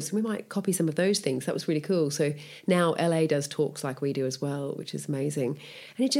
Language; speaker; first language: English; native; English